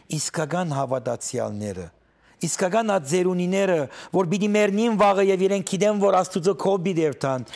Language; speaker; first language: Armenian; early bilingual, heritage; Armenian